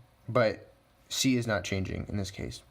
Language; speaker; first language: English; native; English